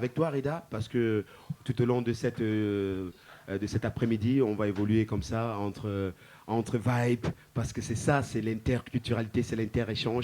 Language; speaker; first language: French; native; French